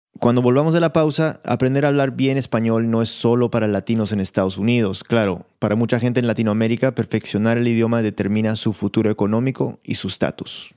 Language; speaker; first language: Spanish; early bilingual, heritage; Spanish